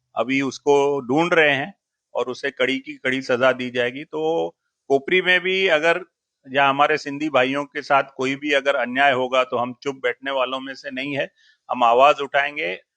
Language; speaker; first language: Hindi; non-native, local second language; Sindhi